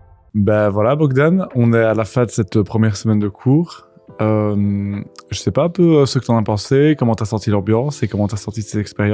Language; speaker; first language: French; native; French